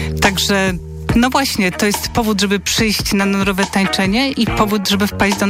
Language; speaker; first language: Polish; native; Polish